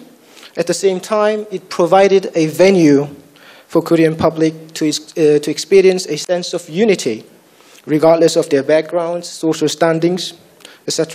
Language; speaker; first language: English; non-native, fluent; Korean